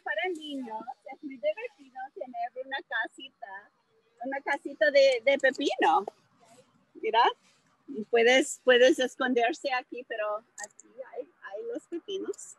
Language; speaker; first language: Spanish; non-native, fluent; English